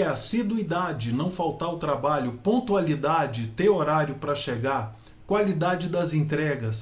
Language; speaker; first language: Portuguese; native; Portuguese